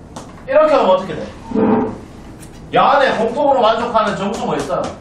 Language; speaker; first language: Korean; native; Korean